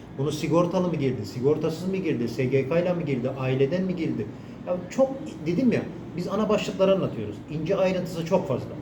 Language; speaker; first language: Turkish; native; Turkish